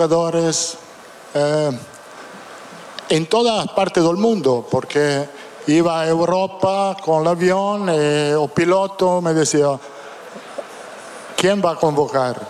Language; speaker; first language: Portuguese; non-native, fluent; Italian